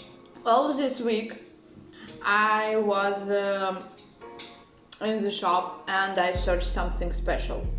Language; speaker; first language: English; non-native, learner; Russian